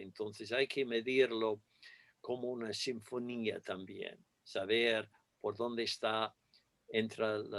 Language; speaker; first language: Spanish; non-native, fluent; English